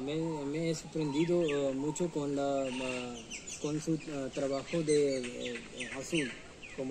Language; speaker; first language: Spanish; non-native, learner; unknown